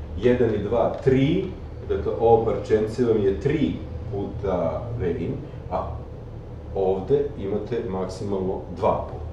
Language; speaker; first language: Serbian; native; Serbian